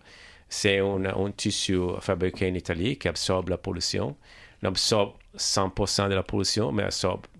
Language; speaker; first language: French; non-native, learner; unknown